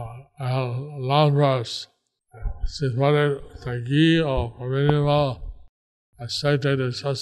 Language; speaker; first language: Spanish; non-native, learner; English